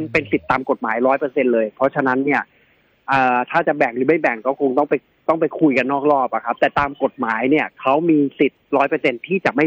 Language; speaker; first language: Thai; native; Thai